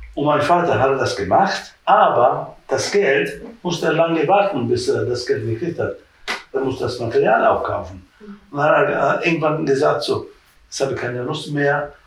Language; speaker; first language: German; non-native, fluent; Italian